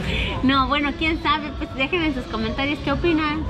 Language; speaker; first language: Spanish; native; Spanish